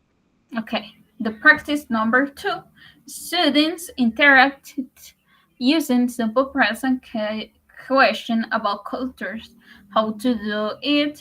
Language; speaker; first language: English; non-native, learner; Spanish